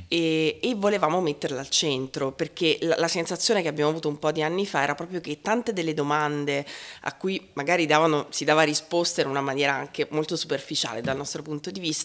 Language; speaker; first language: Italian; native; Italian